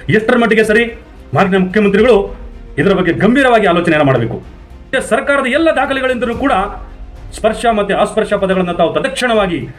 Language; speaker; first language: Kannada; non-native, local second language; Lambadi